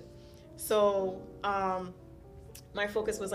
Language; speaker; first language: English; early bilingual, other home language; Haitian Creole